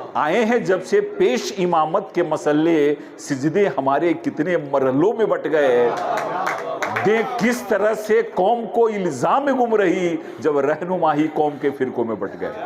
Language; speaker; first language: Hindi; native; Hindi